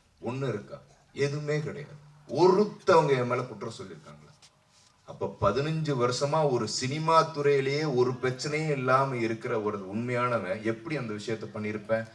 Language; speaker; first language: Tamil; native; Tamil